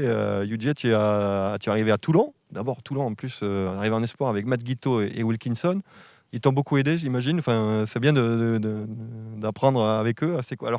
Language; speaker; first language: French; native; French